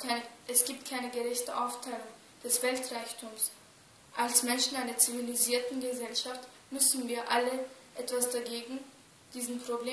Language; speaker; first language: German; early bilingual, other home language; Turkish